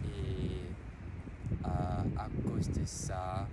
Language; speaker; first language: French; non-native, learner; English